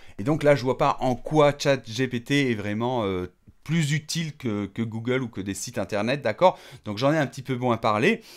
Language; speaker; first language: French; native; French